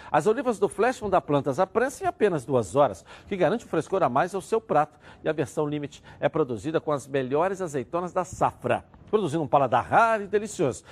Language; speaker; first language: Portuguese; native; Portuguese